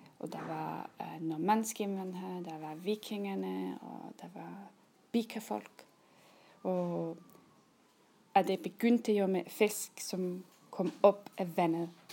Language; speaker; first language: Danish; non-native, learner; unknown